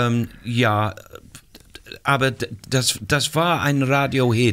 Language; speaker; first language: German; non-native, fluent; English